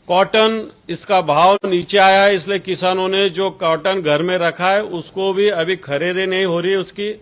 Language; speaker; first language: Hindi; non-native, local second language; Marathi